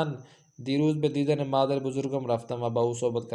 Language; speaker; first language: Persian; non-native, fluent; Urdu